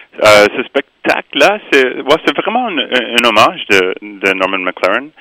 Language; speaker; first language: French; non-native, local second language; English